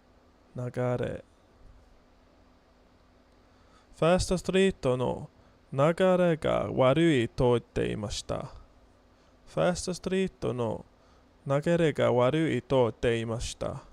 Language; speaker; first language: Japanese; non-native, learner; English